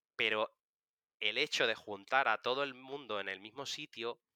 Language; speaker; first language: Spanish; native; Spanish